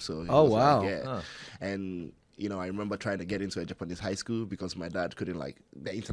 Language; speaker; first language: English; non-native, local second language; Hausa